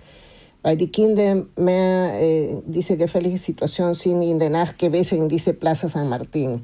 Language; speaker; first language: German; non-native, fluent; Spanish